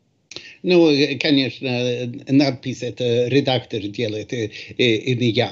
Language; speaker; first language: Russian; non-native, fluent; Swedish